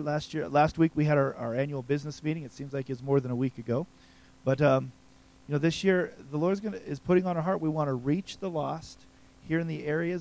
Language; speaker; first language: English; native; English